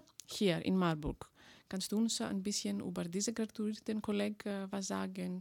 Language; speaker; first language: German; non-native, fluent; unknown